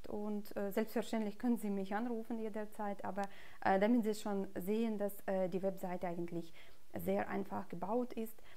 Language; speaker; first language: German; non-native, fluent; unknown